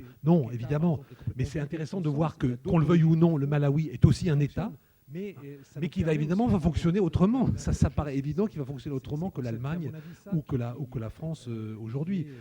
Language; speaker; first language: French; native; French